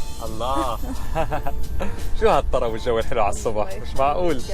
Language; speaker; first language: Arabic; native; Arabic